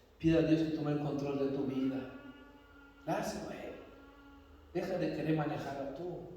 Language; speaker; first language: Spanish; non-native, fluent; Portuguese